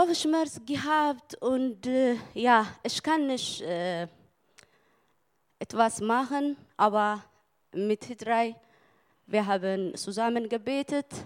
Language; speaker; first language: German; non-native, learner; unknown